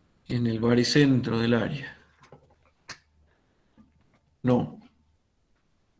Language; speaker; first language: Spanish; native; Spanish